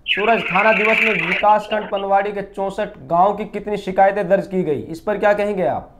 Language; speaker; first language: Hindi; native; Hindi